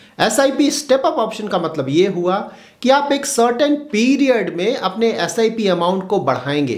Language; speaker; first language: Hindi; native; Hindi